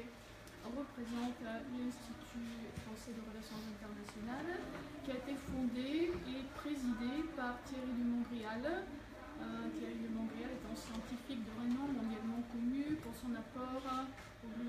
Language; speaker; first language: French; non-native, fluent; Bulgarian